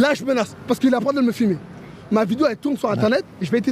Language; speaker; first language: French; native; French